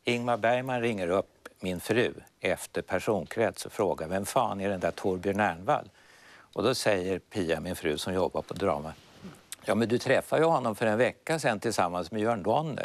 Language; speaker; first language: Swedish; native; Swedish